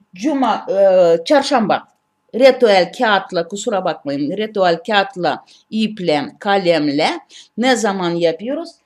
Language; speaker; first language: Turkish; non-native, learner; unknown